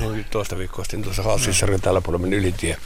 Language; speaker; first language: Finnish; native; Finnish